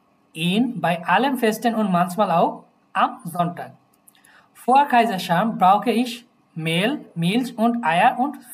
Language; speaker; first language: German; non-native, fluent; Bangla